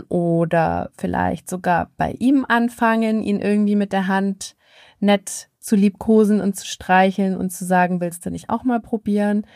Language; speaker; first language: German; native; German